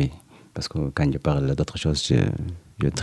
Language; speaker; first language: French; non-native, learner; Arabic